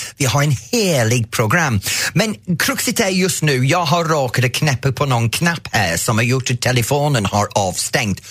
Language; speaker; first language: Swedish; non-native, fluent; English